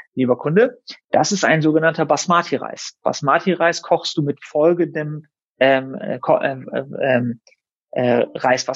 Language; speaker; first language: German; native; German